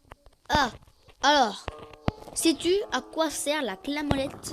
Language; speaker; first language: French; native; French